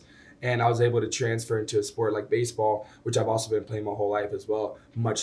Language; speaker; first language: English; native; English